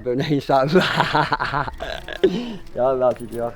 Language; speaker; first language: French; non-native, learner; Arabic